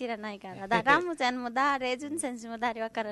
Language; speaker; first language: Japanese; non-native, learner; Nepali